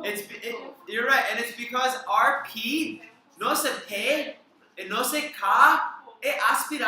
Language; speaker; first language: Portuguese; non-native, learner; English